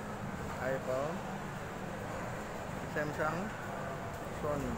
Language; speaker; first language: English; non-native, learner; Indonesian